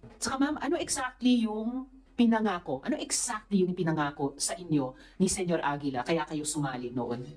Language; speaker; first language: Filipino; native; Filipino